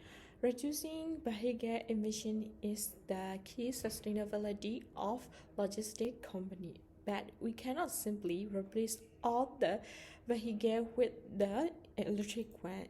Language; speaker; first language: English; non-native, learner; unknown